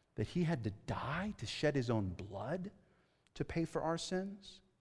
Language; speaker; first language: English; native; English